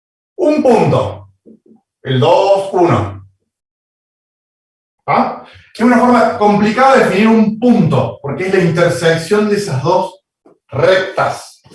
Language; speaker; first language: Spanish; native; Spanish